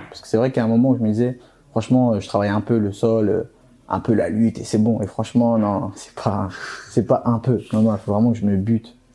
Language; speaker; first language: French; early bilingual, other home language; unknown